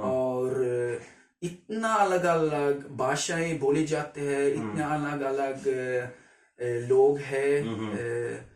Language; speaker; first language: Hindi; non-native, learner; Swedish